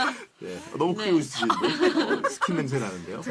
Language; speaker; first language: Korean; native; Korean